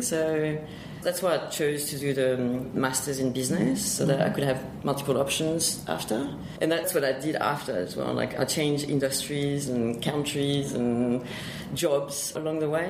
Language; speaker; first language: English; non-native, fluent; French